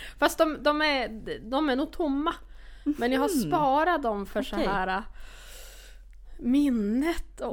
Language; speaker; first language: Swedish; native; Swedish